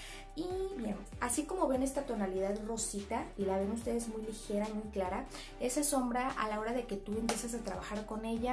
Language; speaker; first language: Spanish; native; Spanish